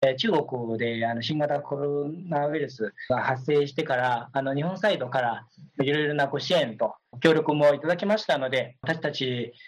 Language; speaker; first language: Japanese; non-native, fluent; Chinese